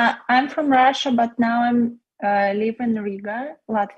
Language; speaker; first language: English; non-native, learner; Russian